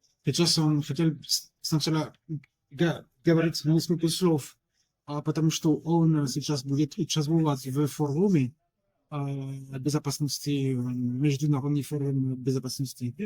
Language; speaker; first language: Russian; non-native, learner; French